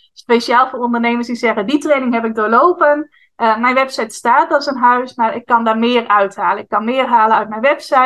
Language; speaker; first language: Dutch; native; Dutch